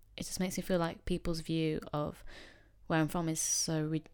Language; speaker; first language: English; native; English